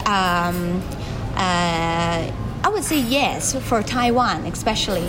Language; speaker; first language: English; non-native, local second language; Cantonese